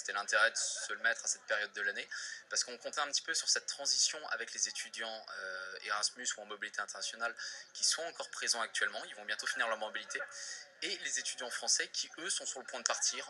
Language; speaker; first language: French; native; French